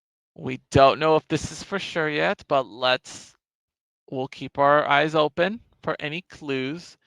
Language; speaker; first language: English; native; English